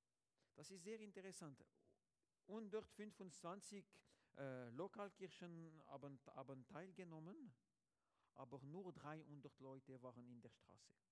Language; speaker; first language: German; non-native, learner; French